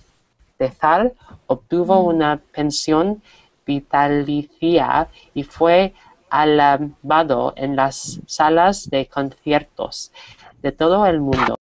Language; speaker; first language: Spanish; non-native, learner; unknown